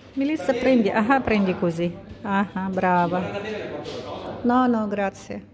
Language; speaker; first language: Italian; non-native, learner; Russian